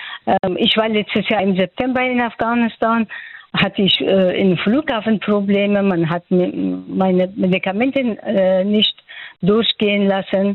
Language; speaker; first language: German; non-native, fluent; Persian